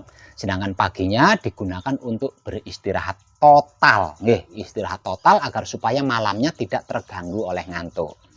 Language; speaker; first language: Indonesian; non-native, local second language; Javanese